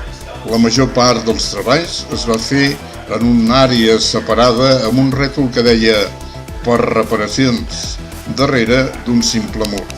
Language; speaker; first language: Catalan; native; Catalan